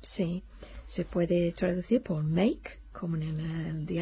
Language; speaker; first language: Spanish; non-native, fluent; English